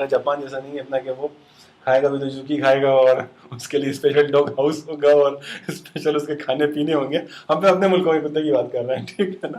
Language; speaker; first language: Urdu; non-native, fluent; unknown